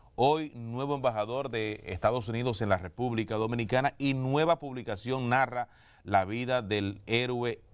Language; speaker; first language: Spanish; native; Spanish